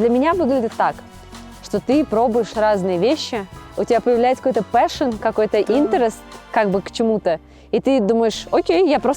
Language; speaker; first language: Russian; native; Russian